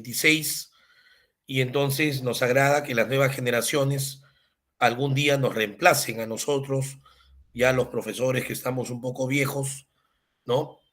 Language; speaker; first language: Spanish; native; Spanish